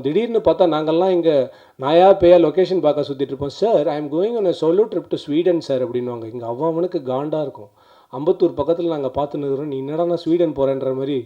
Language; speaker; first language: Tamil; native; Tamil